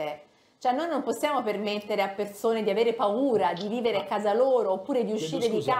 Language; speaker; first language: Italian; native; Italian